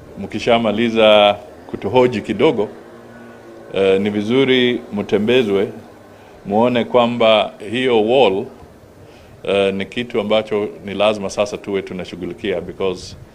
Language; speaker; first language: Swahili; non-native, local second language; Luyia